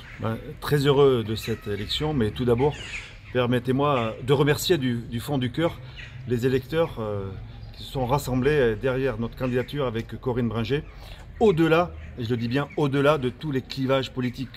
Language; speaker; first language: French; native; French